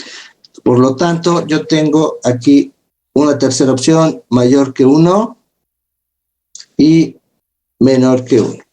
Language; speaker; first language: Spanish; native; Spanish